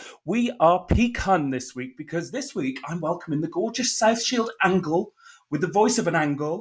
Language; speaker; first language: English; native; English